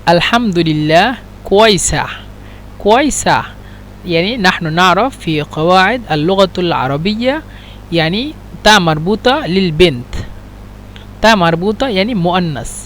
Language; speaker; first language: Arabic; non-native, fluent; Bangla